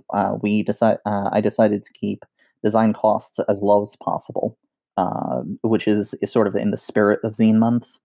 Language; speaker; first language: English; native; English